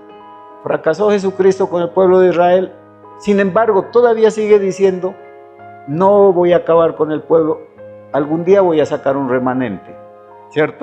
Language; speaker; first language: Spanish; native; Spanish